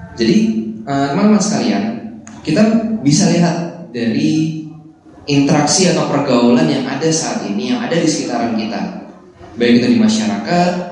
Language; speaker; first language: Indonesian; native; Indonesian